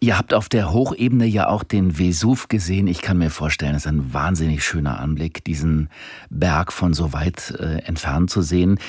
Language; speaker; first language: German; native; German